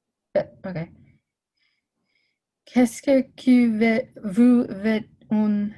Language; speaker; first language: French; non-native, learner; English